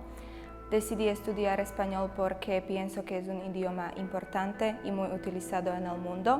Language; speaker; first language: Spanish; non-native, fluent; Slovak